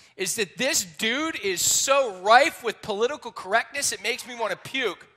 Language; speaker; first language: English; native; English